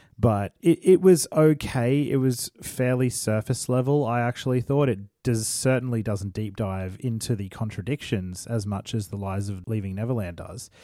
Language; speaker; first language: English; native; English